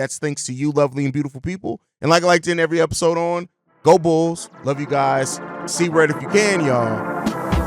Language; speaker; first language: English; native; English